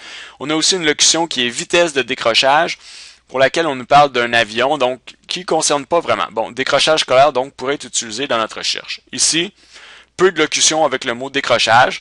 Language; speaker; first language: French; native; French